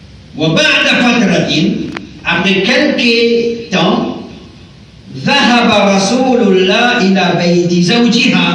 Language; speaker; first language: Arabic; non-native, fluent; Morisyen